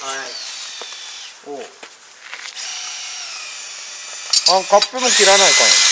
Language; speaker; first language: Japanese; native; Japanese